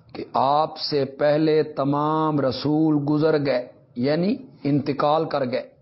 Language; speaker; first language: Urdu; non-native, local second language; Punjabi